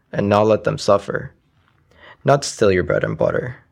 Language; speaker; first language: English; early bilingual, other home language; Arabic